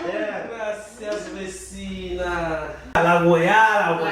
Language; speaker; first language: Spanish; non-native, learner; Haitian Creole